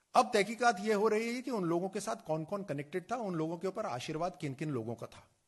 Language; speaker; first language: Hindi; native; Hindi